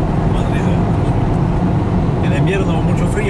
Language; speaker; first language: Spanish; non-native, learner; French